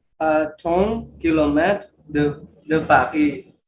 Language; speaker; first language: French; non-native, learner; Indonesian